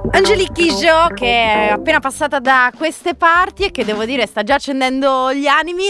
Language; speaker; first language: Italian; native; Italian